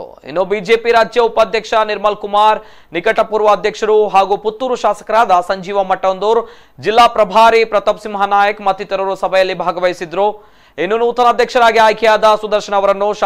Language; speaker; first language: Kannada; native; Kannada